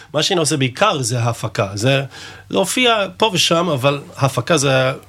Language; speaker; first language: Hebrew; non-native, fluent; English